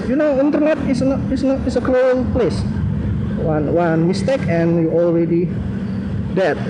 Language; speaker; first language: English; non-native, learner; Indonesian